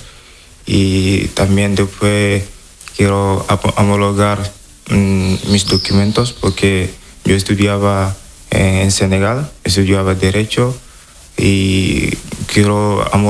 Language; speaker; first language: Spanish; non-native, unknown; Wolof